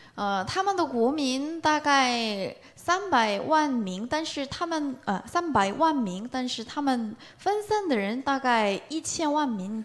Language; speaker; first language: Chinese; non-native, learner; Korean